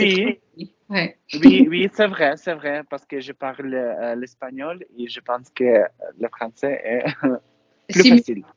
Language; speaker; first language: French; non-native, learner; Ukrainian